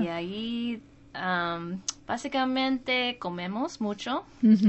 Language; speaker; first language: Spanish; non-native, fluent; English